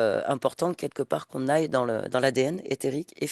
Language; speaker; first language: French; native; French